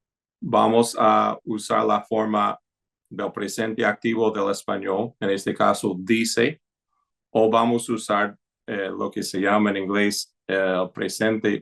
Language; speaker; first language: Spanish; non-native, fluent; English